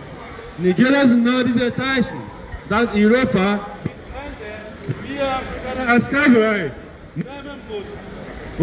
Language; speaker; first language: German; non-native, learner; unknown